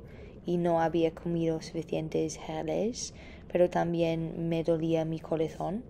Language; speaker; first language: Spanish; non-native, fluent; English